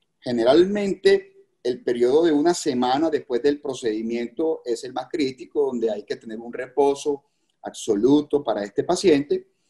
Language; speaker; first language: Spanish; native; Spanish